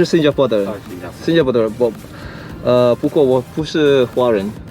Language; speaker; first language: Chinese; non-native, learner; Malay